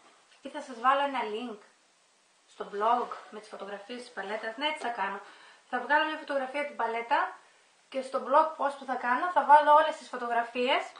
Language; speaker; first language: Greek; native; Greek